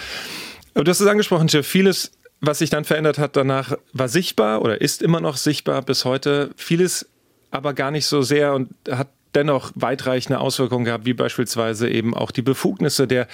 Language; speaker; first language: German; native; German